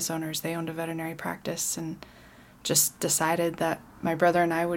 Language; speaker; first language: English; native; English